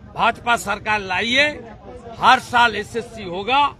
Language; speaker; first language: Hindi; non-native, local second language; Bangla